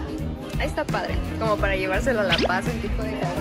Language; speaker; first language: Spanish; native; Spanish